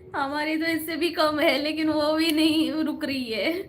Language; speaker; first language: Hindi; non-native, local second language; Marathi